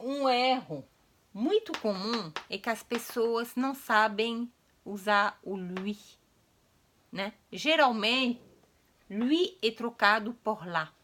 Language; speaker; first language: Portuguese; non-native, fluent; French